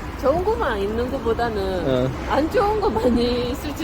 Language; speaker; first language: Korean; non-native, fluent; Japanese